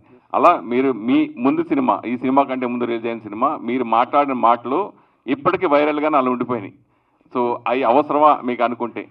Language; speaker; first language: Telugu; native; Telugu